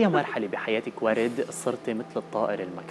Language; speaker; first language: Arabic; native; Arabic